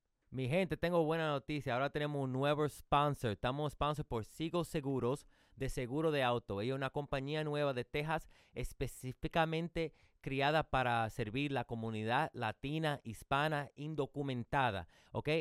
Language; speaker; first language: Spanish; early bilingual, heritage; Spanish